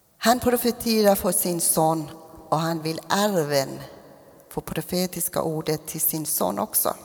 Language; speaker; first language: Swedish; non-native, fluent; Persian